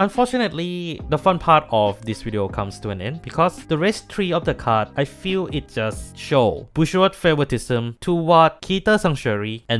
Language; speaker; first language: English; non-native, fluent; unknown